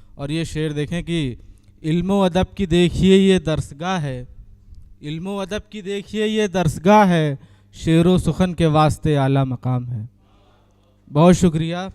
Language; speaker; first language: Urdu; native; Urdu